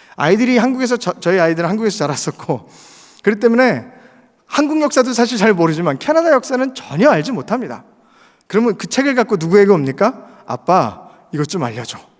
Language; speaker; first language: Korean; native; Korean